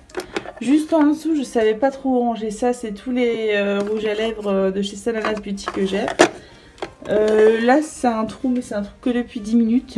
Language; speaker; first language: French; native; French